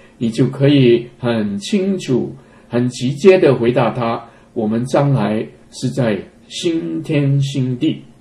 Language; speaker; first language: Chinese; non-native, local second language; Cantonese